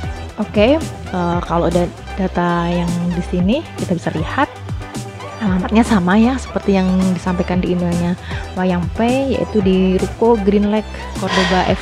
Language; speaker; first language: Indonesian; native; Indonesian